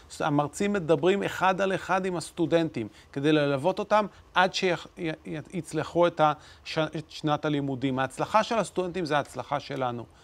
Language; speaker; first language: Hebrew; native; Hebrew